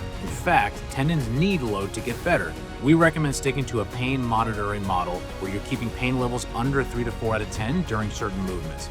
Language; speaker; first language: English; native; English